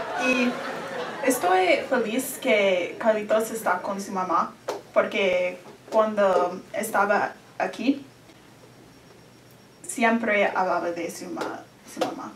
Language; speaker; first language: Spanish; non-native, learner; English